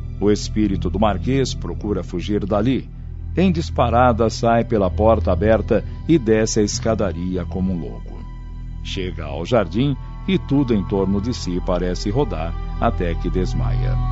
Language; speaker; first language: Portuguese; native; Portuguese